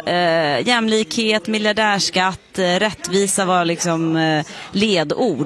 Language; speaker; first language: Swedish; native; Swedish